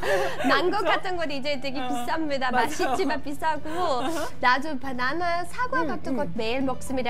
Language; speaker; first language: Korean; non-native, learner; English